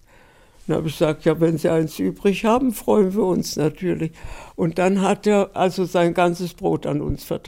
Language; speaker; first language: German; early bilingual, heritage; German